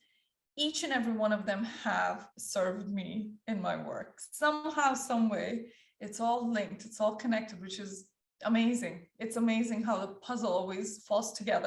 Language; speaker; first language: English; early bilingual, other home language; Persian